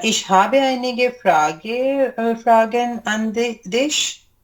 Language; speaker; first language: German; non-native, learner; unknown